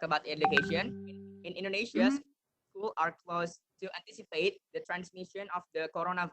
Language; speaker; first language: English; non-native, learner; Indonesian